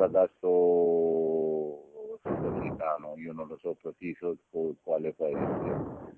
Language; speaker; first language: Italian; non-native, learner; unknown